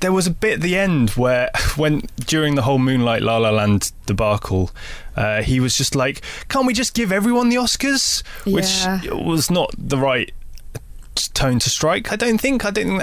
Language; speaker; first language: English; native; English